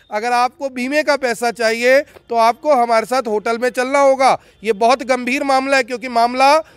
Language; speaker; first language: Hindi; native; Hindi